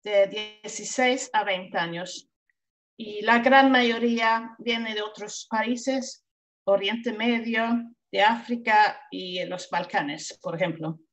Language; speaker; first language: Spanish; non-native, fluent; Swedish